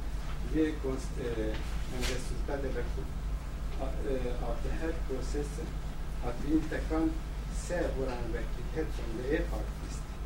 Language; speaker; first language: Swedish; non-native, fluent; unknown